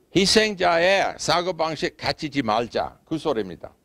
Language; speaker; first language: Korean; non-native, fluent; English